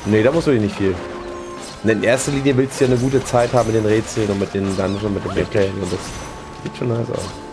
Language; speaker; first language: German; native; German